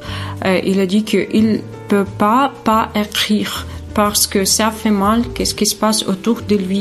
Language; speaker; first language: French; non-native, fluent; Ukrainian